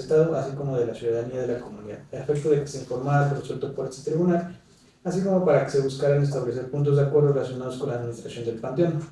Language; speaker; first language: Spanish; native; Spanish